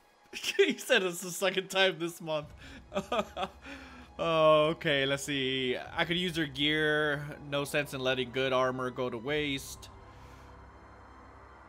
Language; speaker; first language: English; native; English